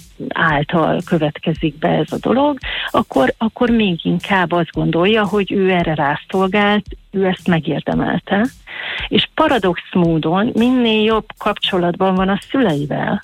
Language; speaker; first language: Hungarian; native; Hungarian